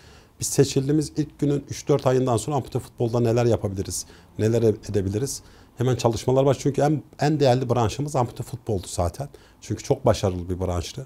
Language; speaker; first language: Turkish; native; Turkish